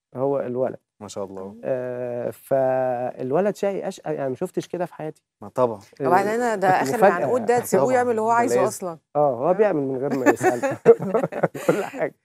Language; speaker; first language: Arabic; native; Arabic